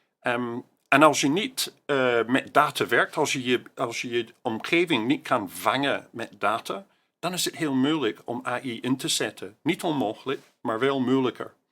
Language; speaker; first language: Dutch; non-native, fluent; English